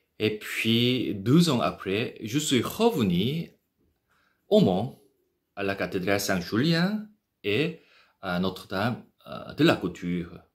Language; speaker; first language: French; non-native, learner; Korean